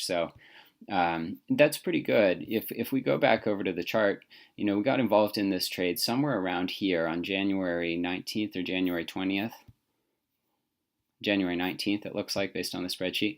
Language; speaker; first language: English; native; English